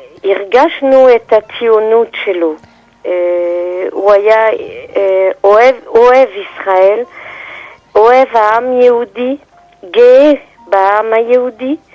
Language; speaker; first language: Hebrew; non-native, fluent; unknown